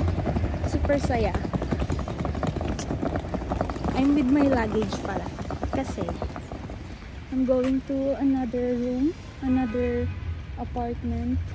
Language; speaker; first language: English; non-native, learner; Filipino